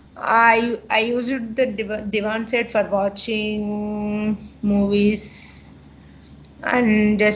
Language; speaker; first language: English; non-native, local second language; Telugu